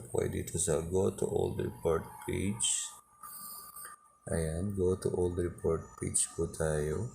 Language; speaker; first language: Filipino; native; Filipino